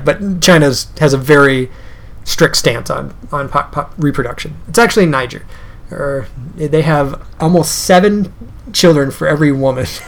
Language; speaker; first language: English; native; English